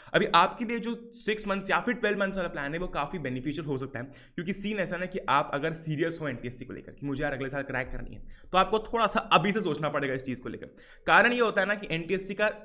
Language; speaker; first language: Hindi; native; Hindi